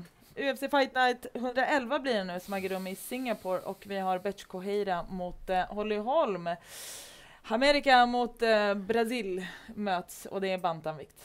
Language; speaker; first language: Swedish; native; Swedish